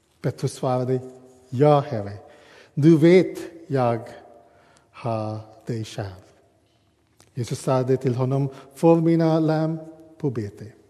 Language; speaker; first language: Swedish; non-native, learner; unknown